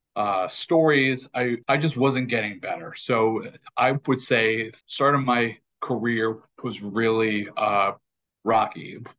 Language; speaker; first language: English; native; English